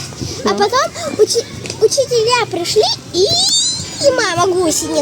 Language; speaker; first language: Russian; early bilingual, heritage; Russian